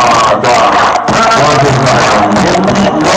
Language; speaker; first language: Russian; non-native, learner; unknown